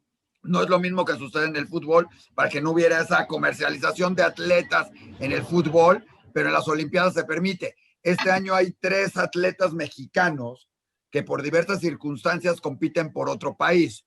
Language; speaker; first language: Spanish; native; Spanish